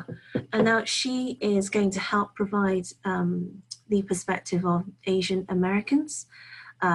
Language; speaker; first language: English; native; English